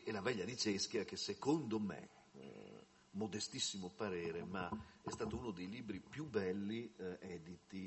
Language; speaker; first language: Italian; native; Italian